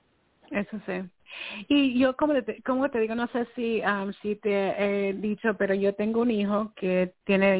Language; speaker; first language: Spanish; early bilingual, heritage; Spanish